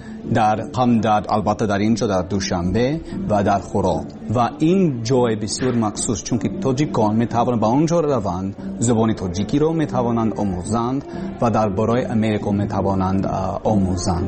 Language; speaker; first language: Persian; non-native, learner; English